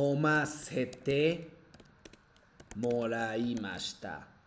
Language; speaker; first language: Japanese; non-native, fluent; Spanish